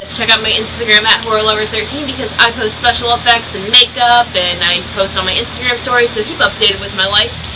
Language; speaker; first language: English; native; English